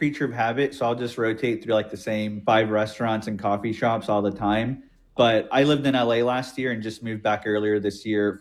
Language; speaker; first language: English; native; English